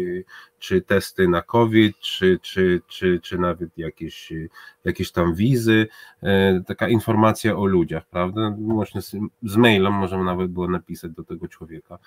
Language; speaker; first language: Polish; non-native, fluent; Hebrew